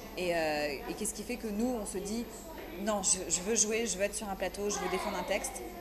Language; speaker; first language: French; early bilingual, other home language; Persian